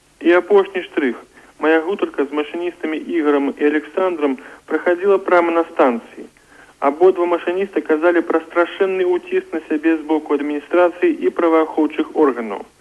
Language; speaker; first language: Belarusian; native; Belarusian